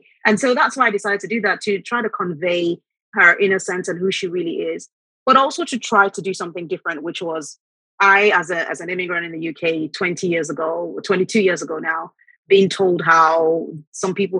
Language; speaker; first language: English; non-native, local second language; Yoruba